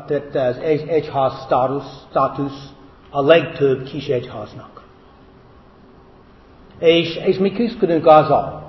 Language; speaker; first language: Hungarian; non-native, fluent; English